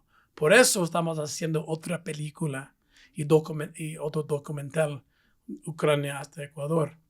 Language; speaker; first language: Spanish; non-native, fluent; English